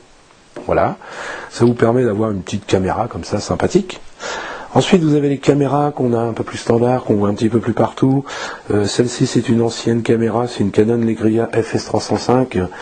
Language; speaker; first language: French; native; French